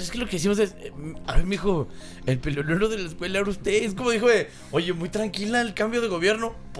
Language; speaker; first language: Spanish; native; Spanish